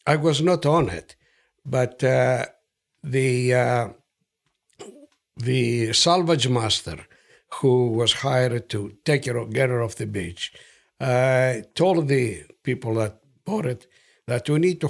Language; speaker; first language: English; non-native, fluent; Greek